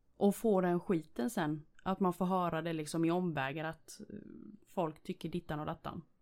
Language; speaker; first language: Swedish; early bilingual, other home language; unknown